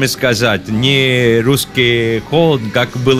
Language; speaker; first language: Russian; non-native, learner; Italian